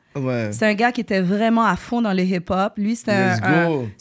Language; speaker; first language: French; native; French